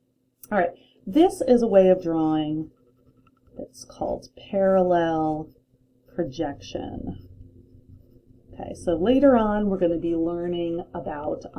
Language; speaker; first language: English; native; English